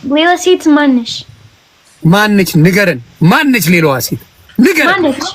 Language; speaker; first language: Amharic; early bilingual, heritage; English